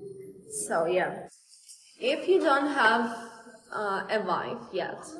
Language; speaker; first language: English; non-native, fluent; Russian